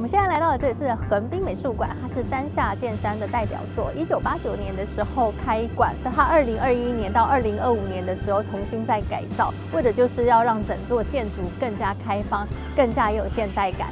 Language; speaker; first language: Chinese; native; Chinese